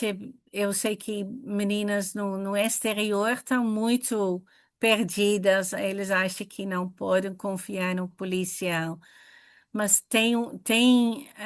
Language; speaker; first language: Portuguese; non-native, fluent; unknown